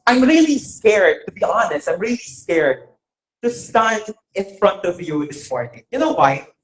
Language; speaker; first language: English; non-native, local second language; Filipino